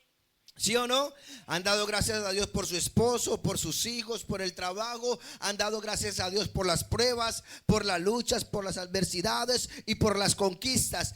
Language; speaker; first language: Spanish; native; Spanish